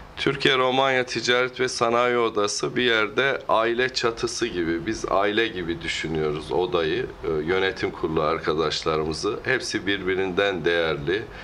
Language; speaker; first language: Turkish; native; Turkish